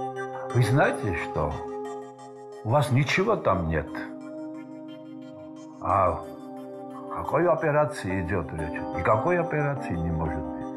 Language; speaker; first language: Russian; non-native, fluent; Georgian